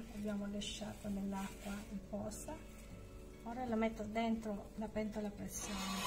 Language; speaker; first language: Italian; non-native, learner; Filipino